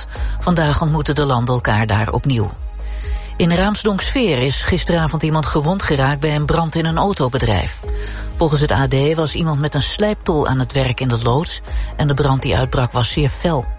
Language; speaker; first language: Dutch; native; Dutch